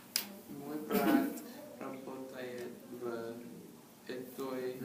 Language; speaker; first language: Russian; non-native, learner; English